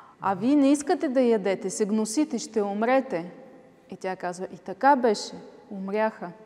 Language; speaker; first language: Bulgarian; early bilingual, heritage; Bulgarian